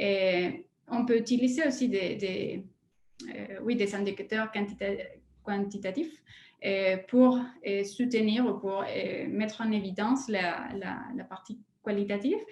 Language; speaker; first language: French; non-native, fluent; Spanish